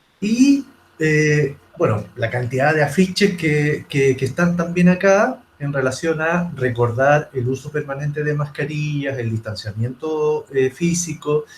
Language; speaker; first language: Spanish; native; Spanish